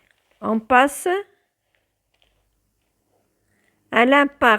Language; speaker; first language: French; non-native, local second language; Arabic